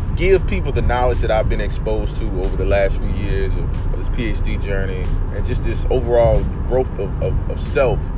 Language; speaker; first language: English; native; English